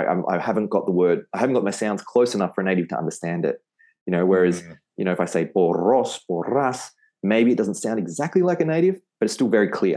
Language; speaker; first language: English; native; English